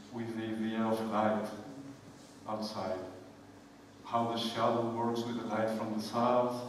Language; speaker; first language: English; non-native, fluent; Spanish